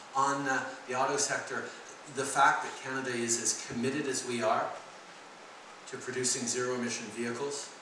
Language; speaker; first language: English; native; English